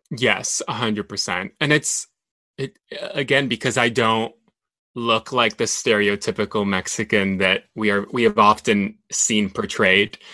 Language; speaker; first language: English; non-native, fluent; Spanish